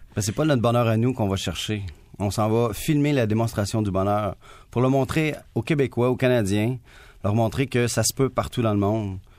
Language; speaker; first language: French; native; French